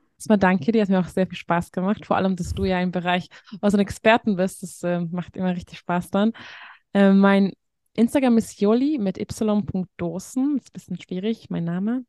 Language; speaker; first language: German; non-native, fluent; Hungarian